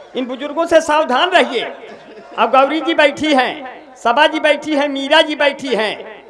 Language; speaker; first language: Hindi; native; Hindi